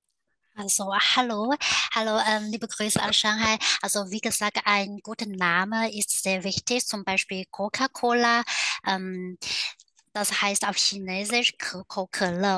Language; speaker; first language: German; non-native, fluent; Chinese